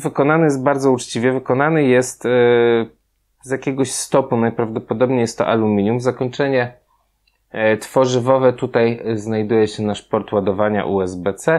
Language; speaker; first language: Polish; native; Polish